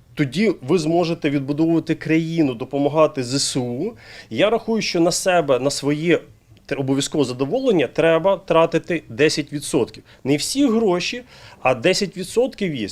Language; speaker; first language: Ukrainian; native; Ukrainian